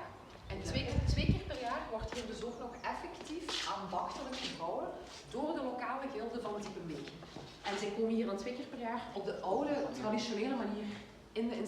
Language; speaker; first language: Dutch; native; Dutch